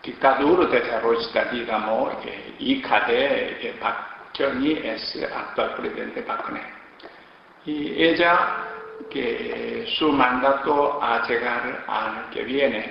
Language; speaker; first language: Spanish; non-native, learner; Korean